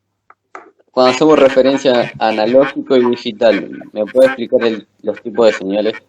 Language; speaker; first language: Spanish; native; Spanish